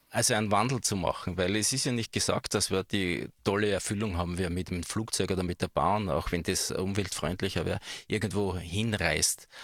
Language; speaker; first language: German; native; German